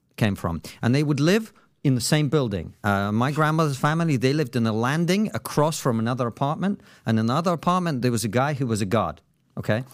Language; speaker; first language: English; non-native, fluent; Russian